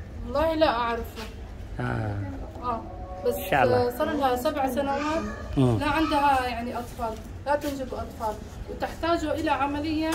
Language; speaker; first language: Arabic; native; Arabic